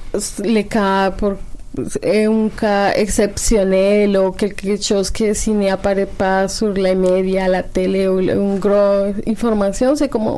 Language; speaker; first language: French; non-native, learner; Spanish